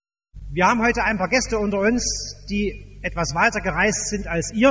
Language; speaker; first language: German; native; German